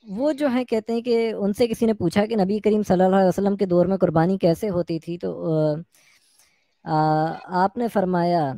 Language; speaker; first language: Hindi; native; Hindi